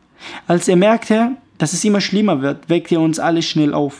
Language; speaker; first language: German; early bilingual, other home language; Kurdish